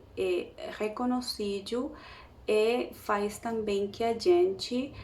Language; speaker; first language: Portuguese; non-native, learner; Spanish